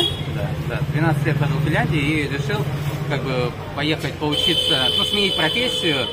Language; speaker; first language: Russian; native; Russian